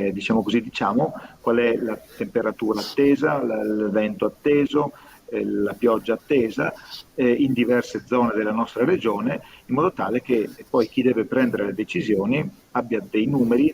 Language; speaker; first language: Italian; native; Italian